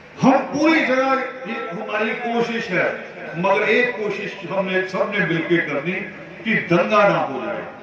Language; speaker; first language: Hindi; non-native, local second language; Punjabi